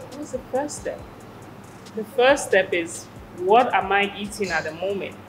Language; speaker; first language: English; non-native, fluent; French